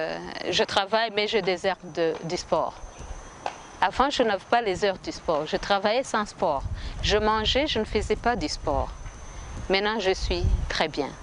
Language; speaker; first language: French; non-native, local second language; Kinyarwanda